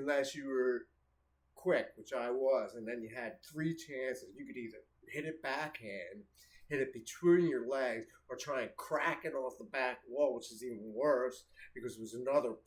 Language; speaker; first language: English; native; English